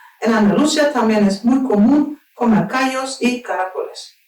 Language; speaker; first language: Spanish; non-native, fluent; Turkish